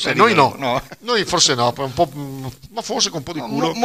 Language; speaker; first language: Italian; native; Italian